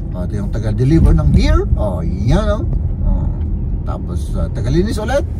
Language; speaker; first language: Filipino; native; Filipino